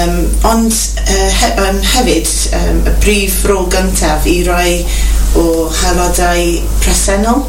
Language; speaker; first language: Welsh; non-native, local second language; English